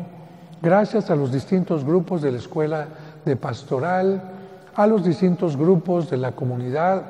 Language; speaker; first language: Spanish; native; Spanish